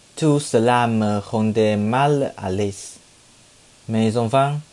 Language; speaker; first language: French; non-native, learner; Chinese